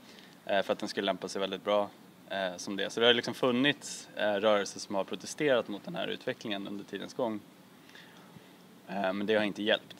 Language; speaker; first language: Swedish; native; Swedish